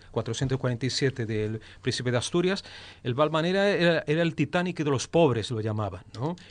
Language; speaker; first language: Spanish; early bilingual, heritage; Spanish